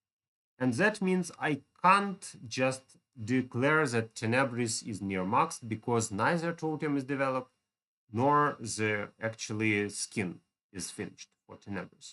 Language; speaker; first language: English; non-native, fluent; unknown